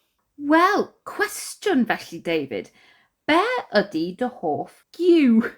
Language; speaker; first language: Welsh; non-native, fluent; English